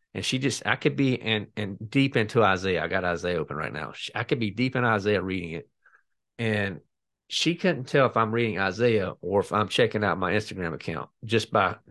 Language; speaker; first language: English; native; English